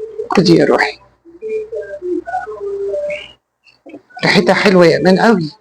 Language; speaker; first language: Arabic; native; Arabic